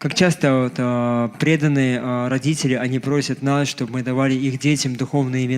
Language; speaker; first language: Russian; native; Russian